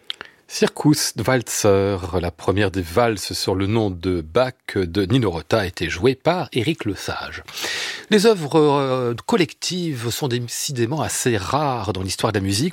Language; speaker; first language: French; native; French